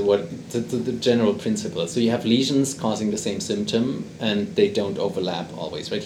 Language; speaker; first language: English; non-native, fluent; German